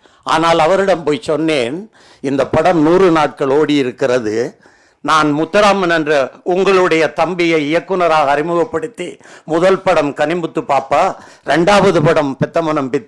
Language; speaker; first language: Tamil; native; Tamil